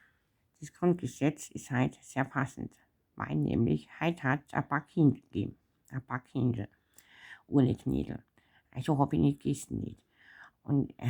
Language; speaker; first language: German; native; German